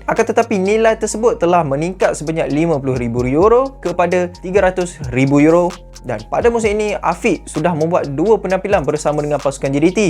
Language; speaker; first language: Malay; native; Malay